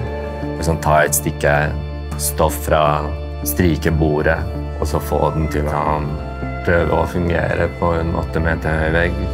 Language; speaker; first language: Norwegian; early bilingual, other home language; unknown